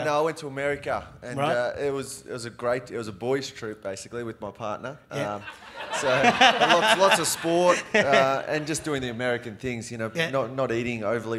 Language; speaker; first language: English; native; English